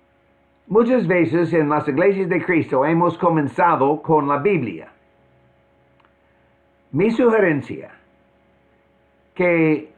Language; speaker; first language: Spanish; non-native, fluent; English